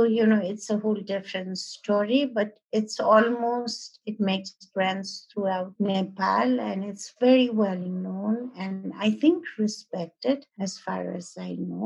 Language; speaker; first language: English; non-native, local second language; Nepali